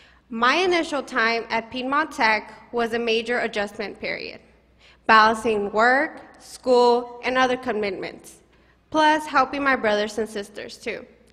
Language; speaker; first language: English; early bilingual, other home language; Spanish